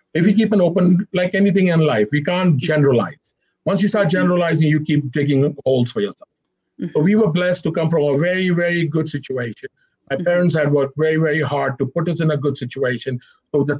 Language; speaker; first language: English; non-native, local second language; Hindi